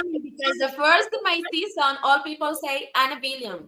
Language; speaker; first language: English; non-native, learner; Spanish